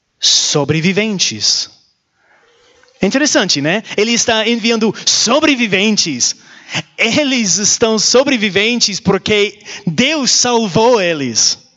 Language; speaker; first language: Portuguese; non-native, learner; English